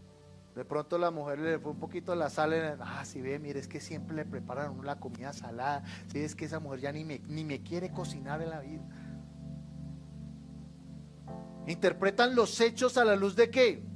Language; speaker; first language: Spanish; native; Spanish